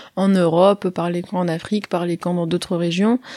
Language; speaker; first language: French; early bilingual, other home language; Arabic